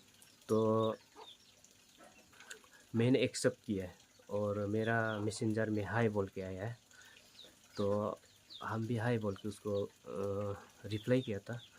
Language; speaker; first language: Hindi; non-native, local second language; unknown